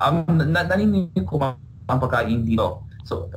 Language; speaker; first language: Filipino; non-native, learner; English